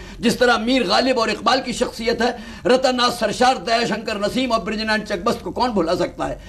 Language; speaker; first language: Urdu; native; Urdu